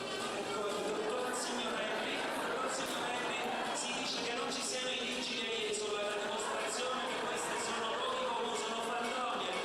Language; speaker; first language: Italian; native; Italian